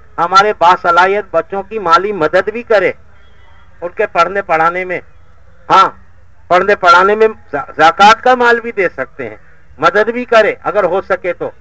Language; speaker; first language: Urdu; native; Urdu